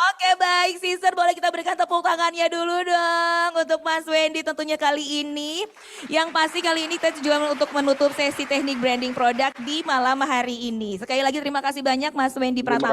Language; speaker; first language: Indonesian; native; Indonesian